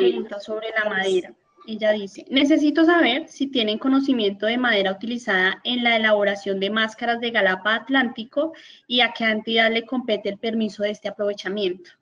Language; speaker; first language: Spanish; native; Spanish